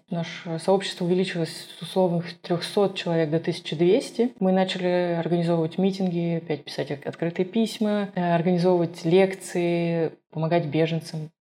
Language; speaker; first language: Russian; non-native, local second language; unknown